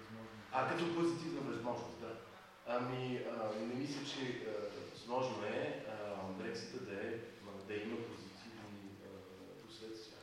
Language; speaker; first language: Bulgarian; non-native, fluent; French